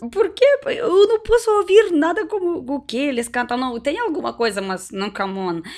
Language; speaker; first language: Portuguese; non-native, learner; Russian